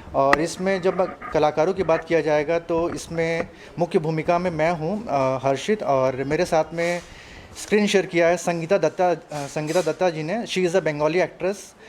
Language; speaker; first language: Hindi; non-native, local second language; Telugu